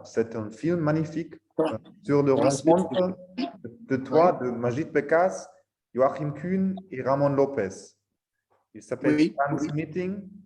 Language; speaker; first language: French; non-native, learner; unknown